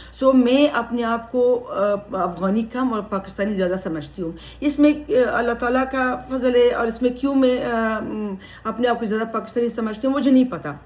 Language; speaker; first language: Urdu; non-native, fluent; Persian